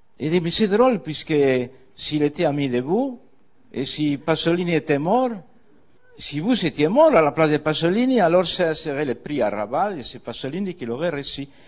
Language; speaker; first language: French; non-native, fluent; Spanish